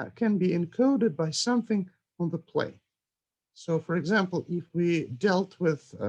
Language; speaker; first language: English; non-native, fluent; Russian